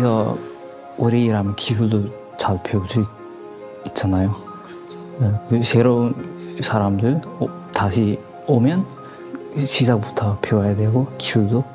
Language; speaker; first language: Korean; non-native, fluent; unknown